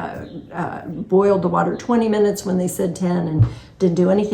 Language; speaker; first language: English; native; English